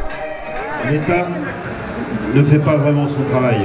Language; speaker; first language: French; native; French